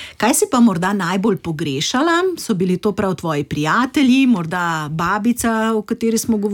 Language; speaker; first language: Slovenian; native; Slovenian